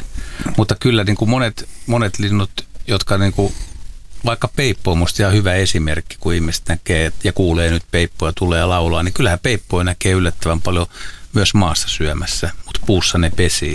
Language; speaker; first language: Finnish; native; Finnish